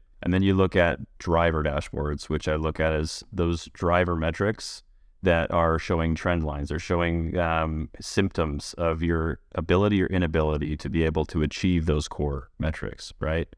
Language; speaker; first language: English; native; English